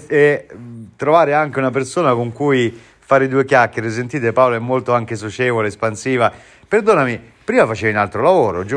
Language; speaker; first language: Italian; native; Italian